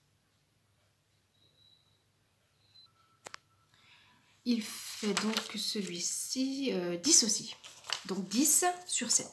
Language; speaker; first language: French; native; French